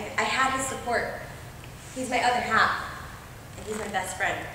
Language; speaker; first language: English; native; English